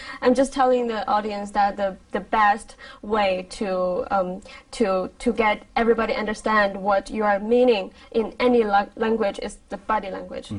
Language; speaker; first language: English; non-native, fluent; Chinese